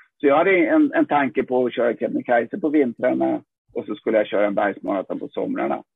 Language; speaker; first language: Swedish; native; Swedish